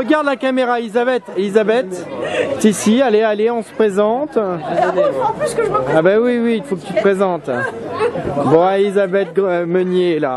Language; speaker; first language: French; native; French